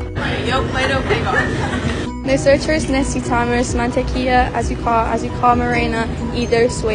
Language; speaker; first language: Spanish; non-native, learner; English